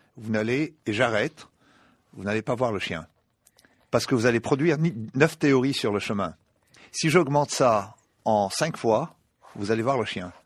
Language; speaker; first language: French; non-native, local second language; Arabic